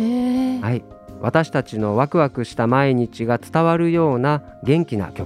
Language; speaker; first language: Japanese; native; Japanese